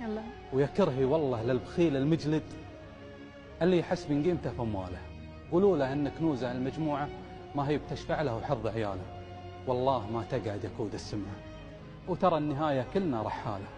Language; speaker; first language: Arabic; native; Arabic